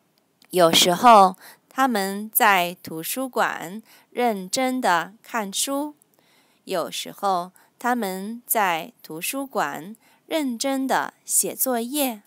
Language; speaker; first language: Chinese; non-native, learner; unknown